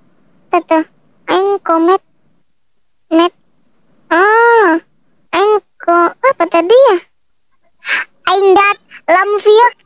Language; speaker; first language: Vietnamese; non-native, learner; Indonesian